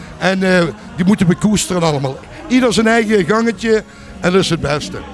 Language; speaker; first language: Dutch; native; Dutch